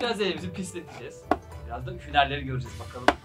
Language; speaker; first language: Turkish; native; Turkish